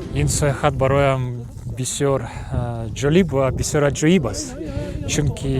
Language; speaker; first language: Tajik; non-native, fluent; Russian